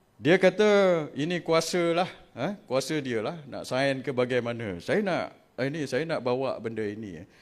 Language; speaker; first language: Malay; native; Malay